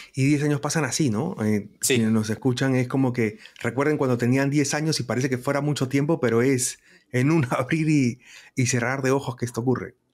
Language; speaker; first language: Spanish; native; Spanish